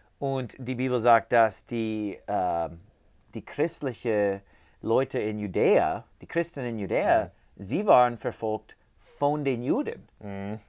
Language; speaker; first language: German; non-native, learner; English